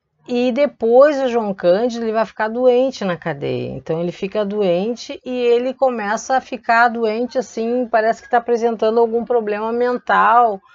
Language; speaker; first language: Portuguese; native; Portuguese